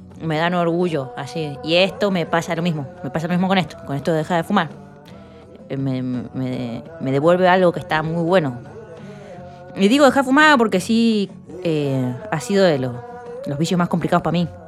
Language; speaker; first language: Spanish; native; Spanish